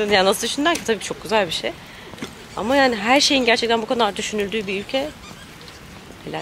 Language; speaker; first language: Turkish; native; Turkish